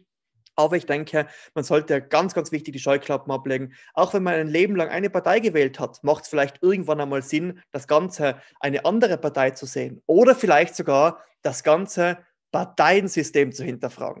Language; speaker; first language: German; native; German